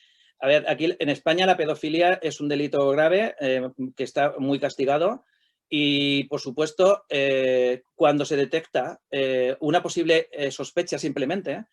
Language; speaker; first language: Spanish; native; Spanish